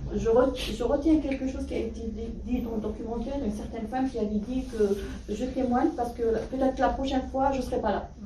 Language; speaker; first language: French; non-native, local second language; Arabic